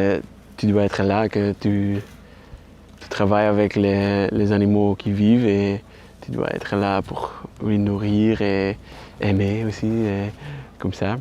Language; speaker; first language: French; non-native, learner; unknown